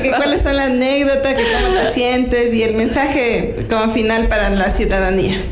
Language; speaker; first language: Spanish; native; Spanish